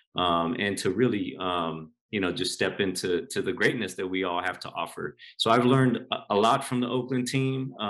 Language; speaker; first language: English; native; English